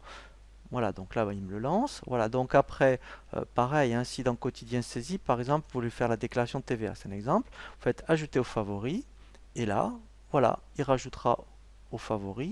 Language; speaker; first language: French; native; French